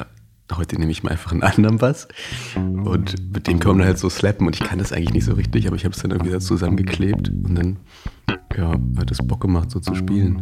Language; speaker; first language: German; native; German